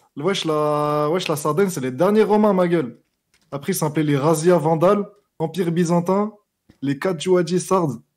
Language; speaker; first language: French; native; French